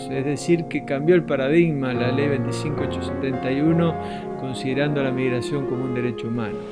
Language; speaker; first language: Spanish; native; Spanish